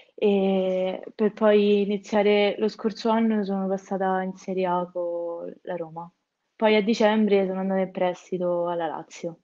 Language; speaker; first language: Italian; native; Italian